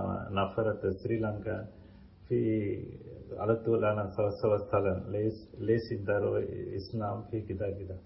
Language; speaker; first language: Arabic; non-native, learner; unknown